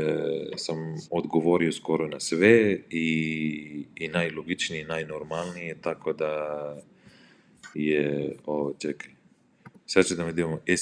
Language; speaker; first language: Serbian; non-native, learner; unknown